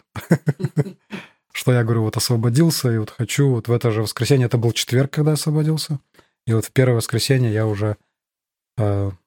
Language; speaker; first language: Russian; native; Russian